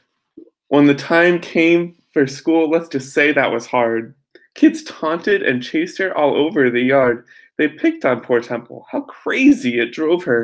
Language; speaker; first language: English; native; English